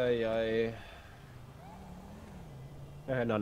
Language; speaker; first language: German; native; German